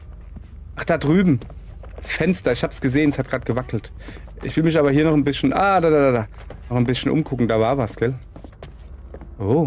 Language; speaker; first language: German; native; German